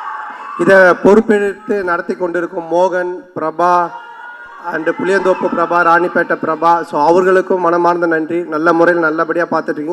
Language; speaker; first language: Tamil; native; Tamil